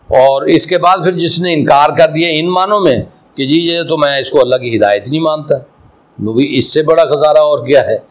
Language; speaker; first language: Urdu; non-native, local second language; Punjabi